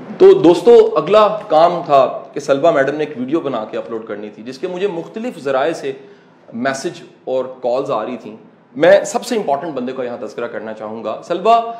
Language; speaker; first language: Urdu; non-native, local second language; Punjabi